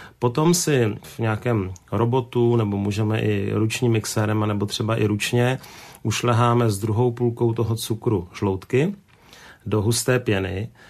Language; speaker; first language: Czech; native; Czech